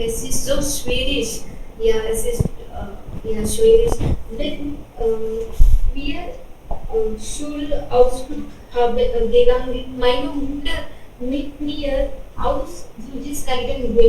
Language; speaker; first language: German; non-native, learner; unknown